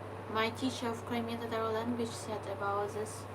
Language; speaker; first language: English; non-native, learner; Ukrainian